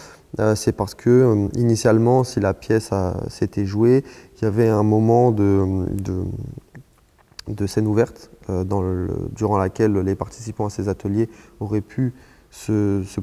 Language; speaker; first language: French; native; French